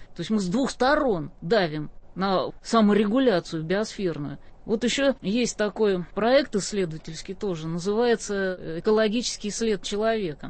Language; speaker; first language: Russian; native; Russian